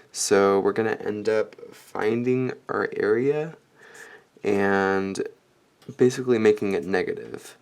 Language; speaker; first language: English; native; English